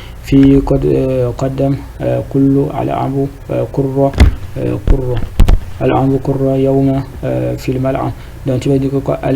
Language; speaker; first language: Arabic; non-native, fluent; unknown